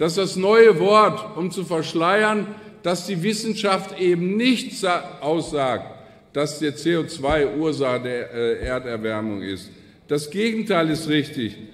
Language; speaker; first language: German; native; German